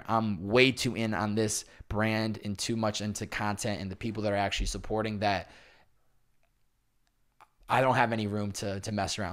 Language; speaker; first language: English; native; English